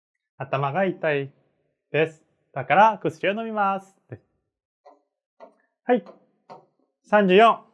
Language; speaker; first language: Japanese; non-native, fluent; Korean